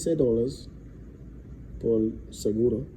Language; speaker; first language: Spanish; non-native, learner; English